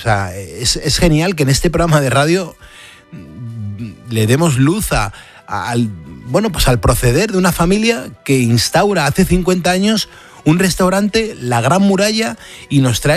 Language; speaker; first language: Spanish; native; Spanish